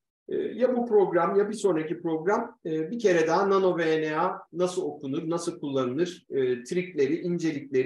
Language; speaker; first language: Turkish; native; Turkish